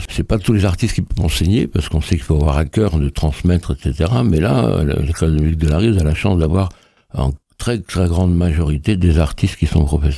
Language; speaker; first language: French; native; French